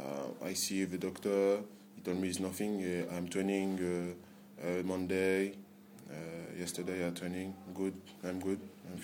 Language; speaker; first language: English; non-native, learner; French